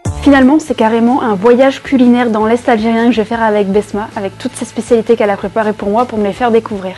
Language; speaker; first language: French; native; French